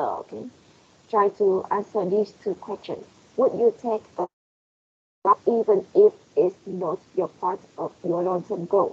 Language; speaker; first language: English; non-native, fluent; Vietnamese